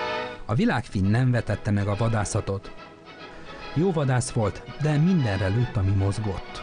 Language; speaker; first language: Hungarian; native; Hungarian